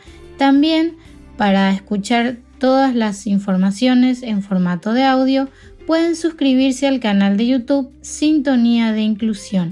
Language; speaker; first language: Spanish; native; Spanish